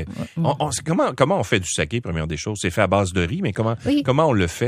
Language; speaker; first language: French; native; French